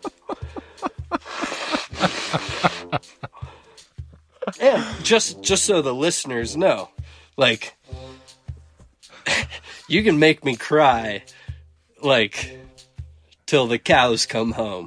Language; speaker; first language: English; native; English